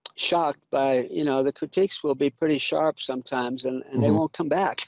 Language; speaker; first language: English; native; English